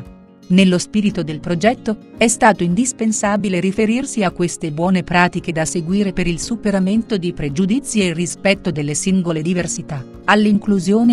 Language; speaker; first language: Italian; native; Italian